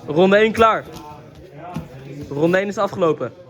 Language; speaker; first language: Dutch; native; Dutch